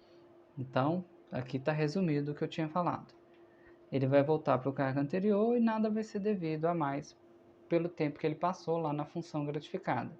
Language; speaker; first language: Portuguese; native; Portuguese